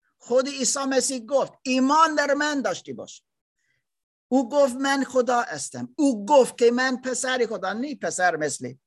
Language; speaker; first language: Persian; non-native, learner; German